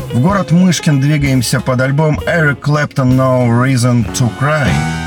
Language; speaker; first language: Russian; native; Russian